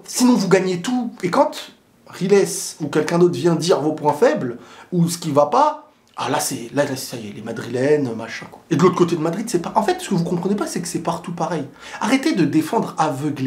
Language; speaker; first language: French; native; French